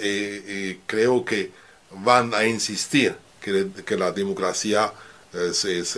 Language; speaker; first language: Spanish; non-native, learner; French